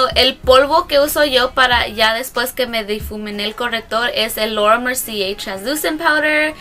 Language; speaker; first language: Spanish; early bilingual, other home language; English